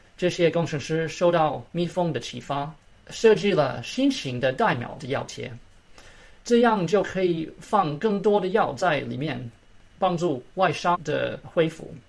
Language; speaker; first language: Chinese; early bilingual, heritage; Chinese